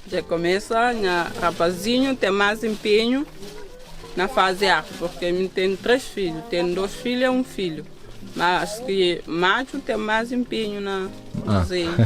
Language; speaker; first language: Portuguese; non-native, local second language; Kabuverdianu